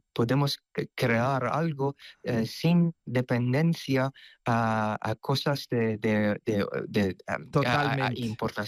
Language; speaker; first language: Spanish; non-native, fluent; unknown